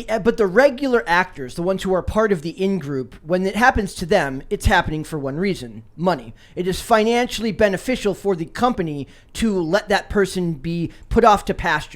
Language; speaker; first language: English; native; English